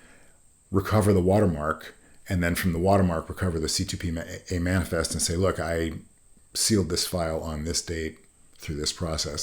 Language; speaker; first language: English; native; English